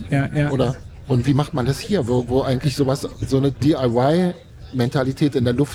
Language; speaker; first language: German; native; German